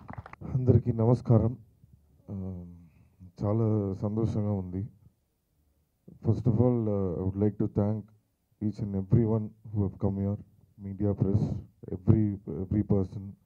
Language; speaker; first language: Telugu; non-native, learner; Tamil